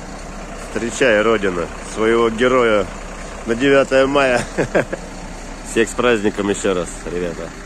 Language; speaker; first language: Russian; native; Russian